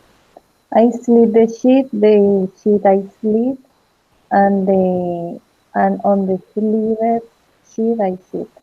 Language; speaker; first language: English; non-native, learner; Spanish